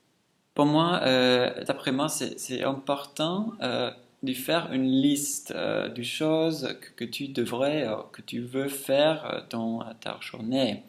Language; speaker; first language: French; non-native, fluent; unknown